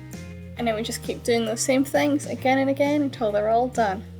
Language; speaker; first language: English; native; English